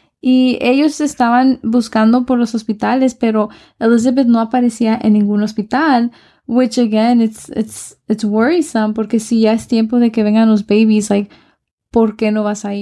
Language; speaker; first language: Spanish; early bilingual, heritage; Spanish